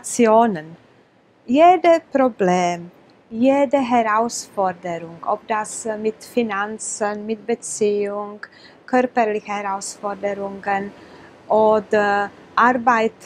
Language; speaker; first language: German; non-native, fluent; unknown